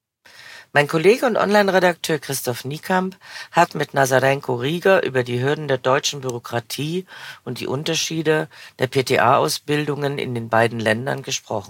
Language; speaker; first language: German; native; German